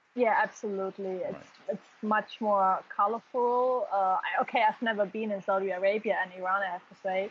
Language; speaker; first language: English; non-native, fluent; German